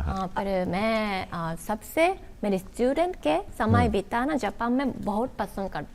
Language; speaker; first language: Hindi; non-native, learner; Japanese